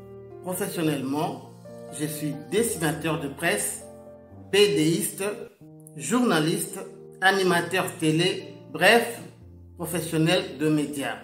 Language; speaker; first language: French; non-native, local second language; Lingala